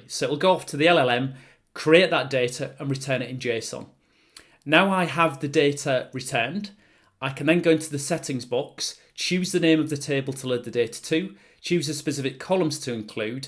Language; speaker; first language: English; native; English